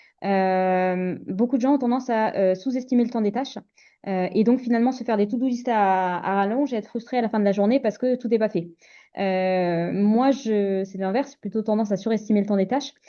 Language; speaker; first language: French; native; French